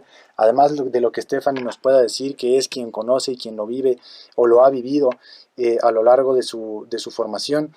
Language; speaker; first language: Spanish; native; Spanish